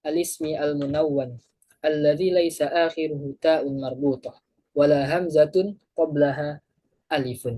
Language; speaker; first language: Arabic; non-native, fluent; Indonesian